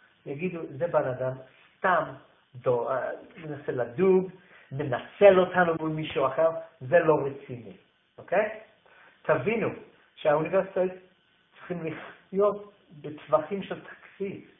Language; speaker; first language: Hebrew; non-native, fluent; English